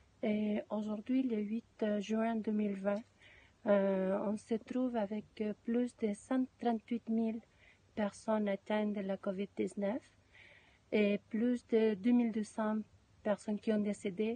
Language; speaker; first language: French; non-native, fluent; Spanish